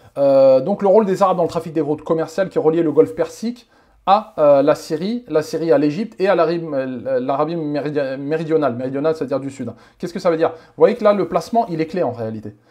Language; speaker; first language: French; native; French